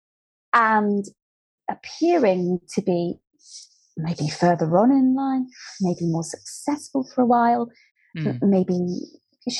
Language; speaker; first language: English; native; English